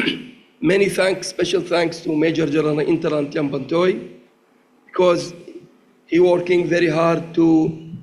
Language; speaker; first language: English; non-native, learner; Arabic